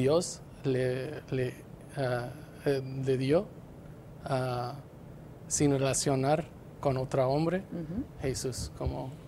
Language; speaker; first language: Spanish; non-native, fluent; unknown